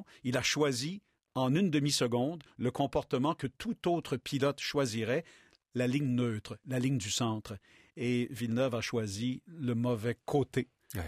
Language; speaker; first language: French; native; French